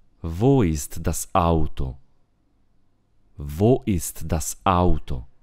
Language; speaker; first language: German; non-native, fluent; Romanian